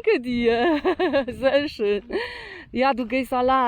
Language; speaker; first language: German; non-native, learner; Polish